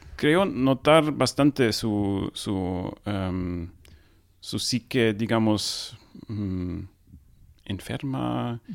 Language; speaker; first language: Spanish; non-native, fluent; German